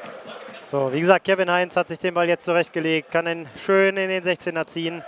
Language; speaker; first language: German; native; German